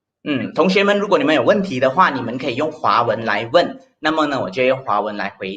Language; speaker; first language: Chinese; native; Chinese